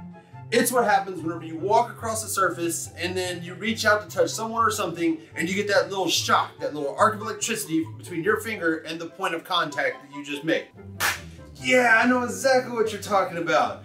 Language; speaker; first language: English; native; English